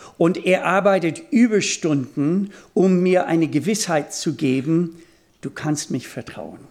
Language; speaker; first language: German; non-native, fluent; English